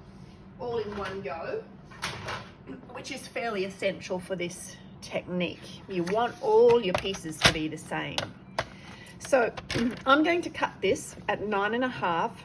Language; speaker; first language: English; native; English